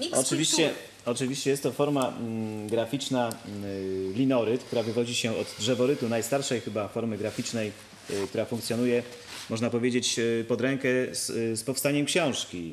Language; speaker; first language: Polish; native; Polish